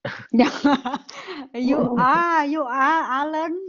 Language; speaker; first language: English; non-native, learner; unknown